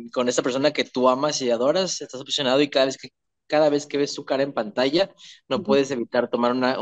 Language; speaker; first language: Spanish; native; Spanish